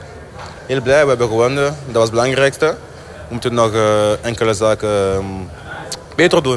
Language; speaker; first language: Dutch; non-native, local second language; French